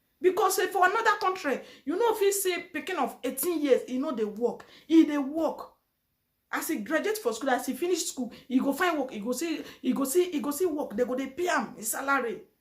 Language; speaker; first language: Nigerian Pidgin; native; Nigerian Pidgin